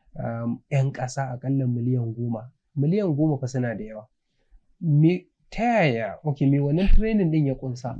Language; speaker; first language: Hausa; native; Hausa